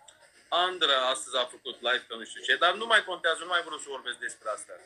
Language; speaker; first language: Romanian; non-native, fluent; Turkish